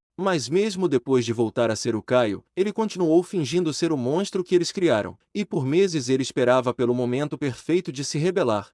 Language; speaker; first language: Portuguese; native; Portuguese